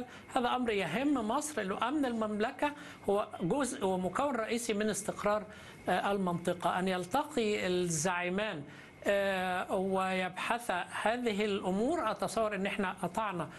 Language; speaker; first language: Arabic; native; Arabic